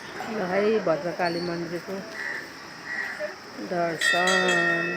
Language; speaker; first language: Nepali; native; Nepali